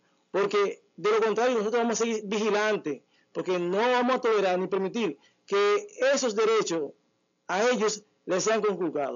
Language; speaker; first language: Spanish; native; Spanish